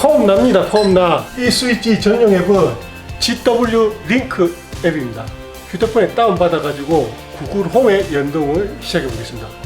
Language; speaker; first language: Korean; native; Korean